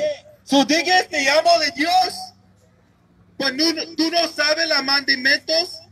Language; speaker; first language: Spanish; non-native, learner; English